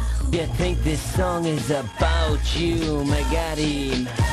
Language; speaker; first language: English; native; English